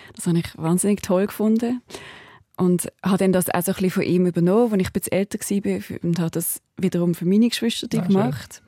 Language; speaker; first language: German; native; German